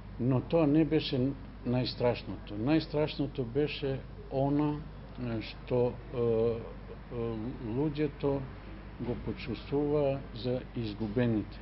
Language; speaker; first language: Macedonian; non-native, local second language; Albanian